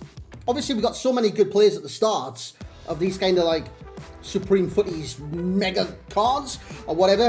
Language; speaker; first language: English; native; English